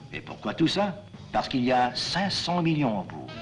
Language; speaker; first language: French; non-native, fluent; English